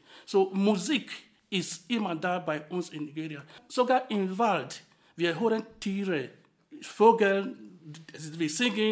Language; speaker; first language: German; non-native, fluent; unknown